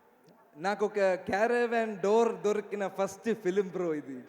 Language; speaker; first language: Telugu; non-native, learner; Malayalam